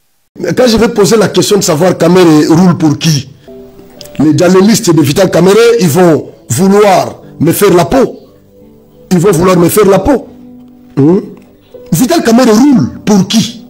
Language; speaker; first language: French; non-native, local second language; Lingala